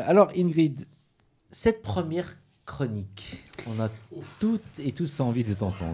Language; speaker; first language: French; native; French